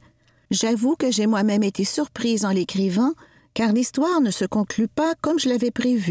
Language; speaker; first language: French; native; French